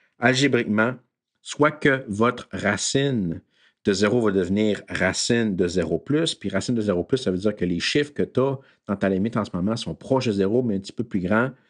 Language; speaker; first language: French; native; French